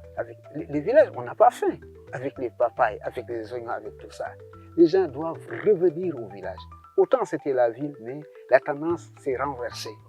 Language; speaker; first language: French; non-native, local second language; Serer